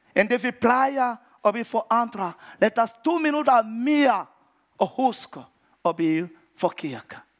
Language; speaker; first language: Danish; non-native, fluent; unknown